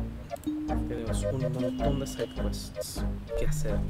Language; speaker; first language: Spanish; native; Spanish